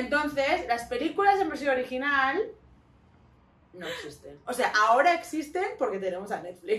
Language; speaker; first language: Spanish; native; Spanish